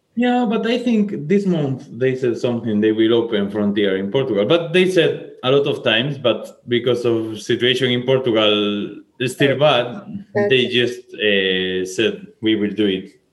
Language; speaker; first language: English; non-native, fluent; Spanish